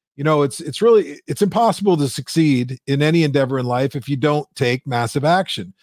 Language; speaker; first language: English; native; English